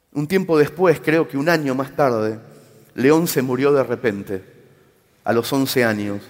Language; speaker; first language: Spanish; native; Spanish